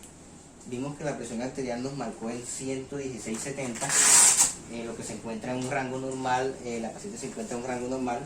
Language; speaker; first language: Spanish; native; Spanish